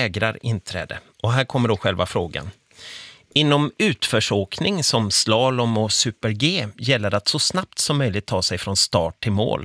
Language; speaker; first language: Swedish; native; Swedish